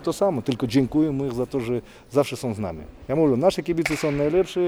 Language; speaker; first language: Polish; non-native, fluent; Russian